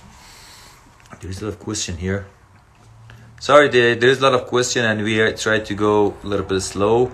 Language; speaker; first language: English; non-native, learner; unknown